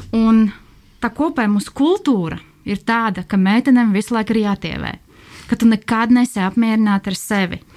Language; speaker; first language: Latvian; non-native, local second language; Russian